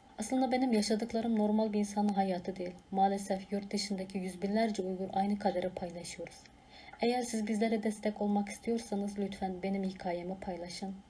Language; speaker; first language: Turkish; non-native, fluent; Uyghur